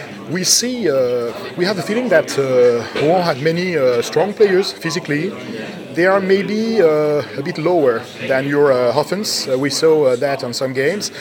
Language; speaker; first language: English; non-native, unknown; French